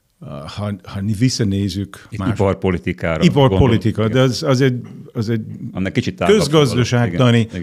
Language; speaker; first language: Hungarian; non-native, fluent; English